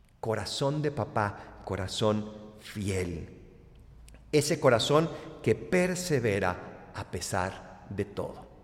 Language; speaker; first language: Spanish; native; Spanish